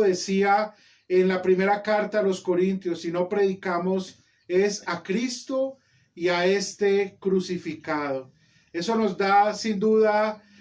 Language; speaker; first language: Spanish; native; Spanish